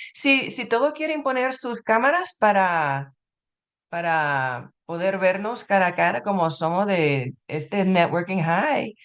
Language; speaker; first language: Spanish; non-native, fluent; English